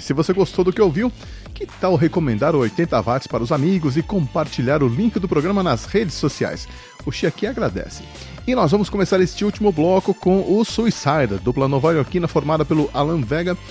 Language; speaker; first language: Portuguese; native; Portuguese